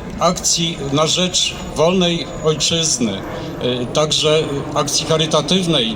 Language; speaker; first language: Polish; native; Polish